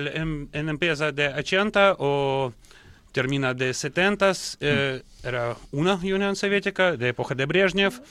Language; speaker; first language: Spanish; non-native, learner; Russian